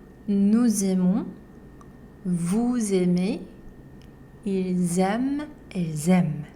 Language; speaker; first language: French; non-native, fluent; Korean